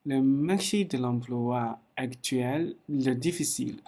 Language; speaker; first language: French; non-native, learner; Chinese